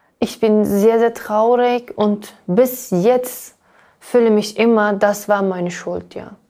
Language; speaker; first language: German; non-native, learner; Uyghur